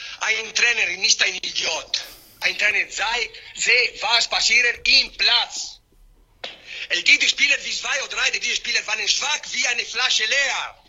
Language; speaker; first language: German; non-native, learner; Italian